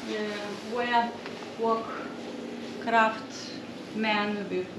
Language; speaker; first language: English; non-native, learner; Lithuanian